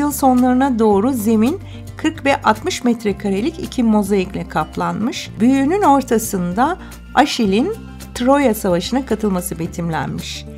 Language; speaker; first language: Turkish; native; Turkish